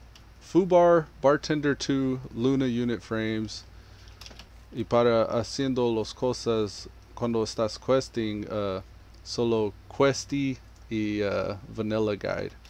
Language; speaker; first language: Spanish; non-native, learner; English